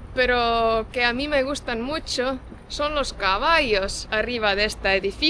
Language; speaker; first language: Spanish; non-native, fluent; Estonian